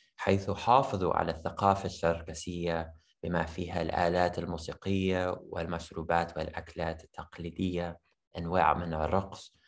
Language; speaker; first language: Arabic; non-native, fluent; English